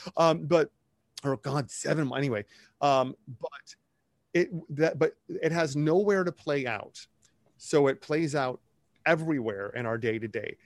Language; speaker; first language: English; native; English